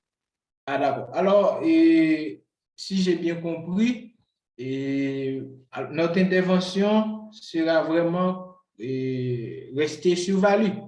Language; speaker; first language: French; non-native, local second language; Haitian Creole